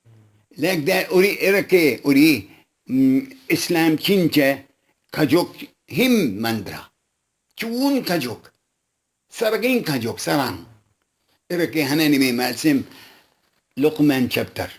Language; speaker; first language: Korean; non-native, local second language; Arabic